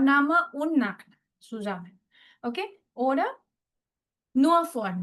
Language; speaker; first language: German; non-native, fluent; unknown